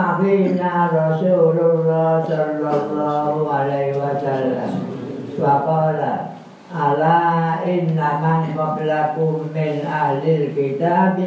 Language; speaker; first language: Arabic; non-native, fluent; Javanese